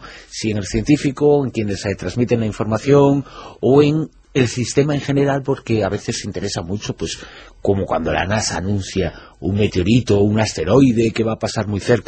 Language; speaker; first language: Spanish; native; Spanish